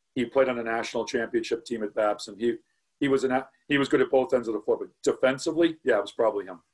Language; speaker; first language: English; native; English